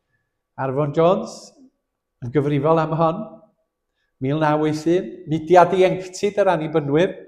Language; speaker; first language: Welsh; native; Welsh